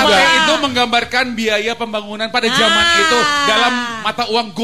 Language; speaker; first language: Indonesian; native; Indonesian